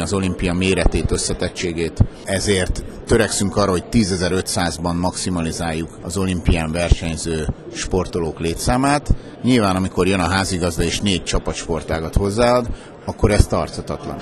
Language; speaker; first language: Hungarian; native; Hungarian